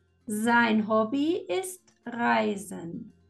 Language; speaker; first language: German; non-native, fluent; Spanish